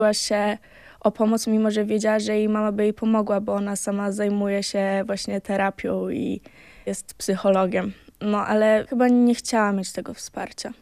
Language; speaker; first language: Polish; native; Polish